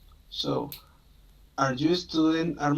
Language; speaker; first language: English; non-native, learner; Spanish